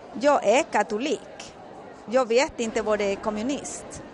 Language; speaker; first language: Swedish; non-native, fluent; Spanish